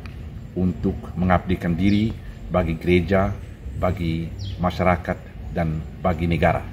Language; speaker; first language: Indonesian; native; Indonesian